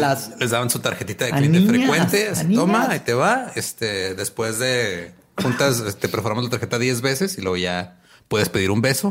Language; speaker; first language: Spanish; native; Spanish